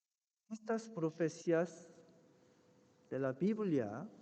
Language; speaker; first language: Spanish; non-native, fluent; Korean